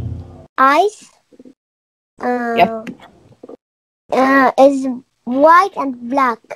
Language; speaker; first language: English; non-native, learner; Arabic